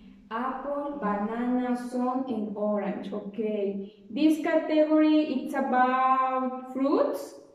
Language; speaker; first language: English; non-native, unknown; Spanish